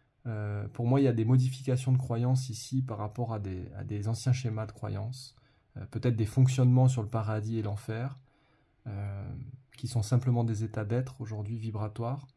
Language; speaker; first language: French; native; French